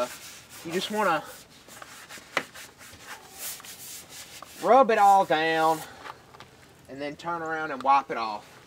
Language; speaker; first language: English; native; English